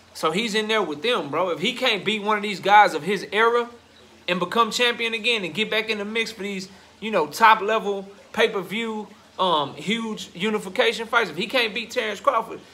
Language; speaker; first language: English; native; English